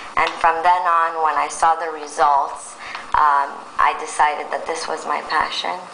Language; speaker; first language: English; early bilingual, other home language; Persian